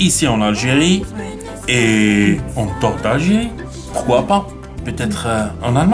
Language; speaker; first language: French; non-native, local second language; Arabic